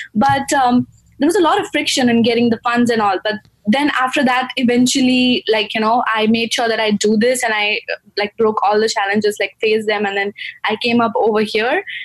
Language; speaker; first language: English; non-native, local second language; Gujarati